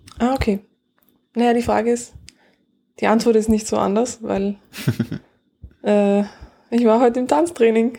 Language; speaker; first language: German; native; German